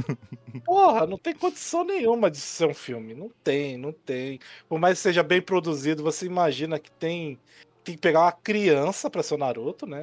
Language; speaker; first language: Portuguese; native; Portuguese